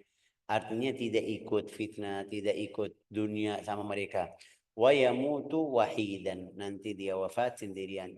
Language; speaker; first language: Indonesian; non-native, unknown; Arabic